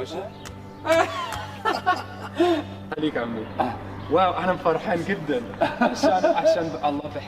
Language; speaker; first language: Arabic; non-native, fluent; English